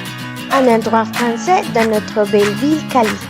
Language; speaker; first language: French; non-native, learner; Spanish